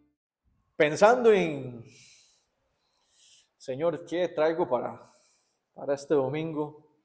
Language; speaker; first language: Spanish; native; Spanish